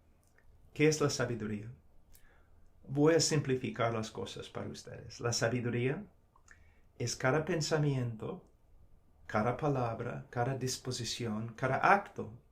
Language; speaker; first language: Spanish; non-native, fluent; English